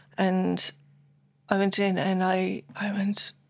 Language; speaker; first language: English; native; English